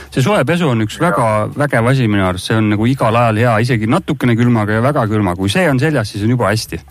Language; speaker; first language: Estonian; native; Estonian